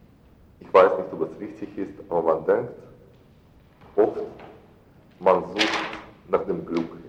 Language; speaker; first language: German; non-native, fluent; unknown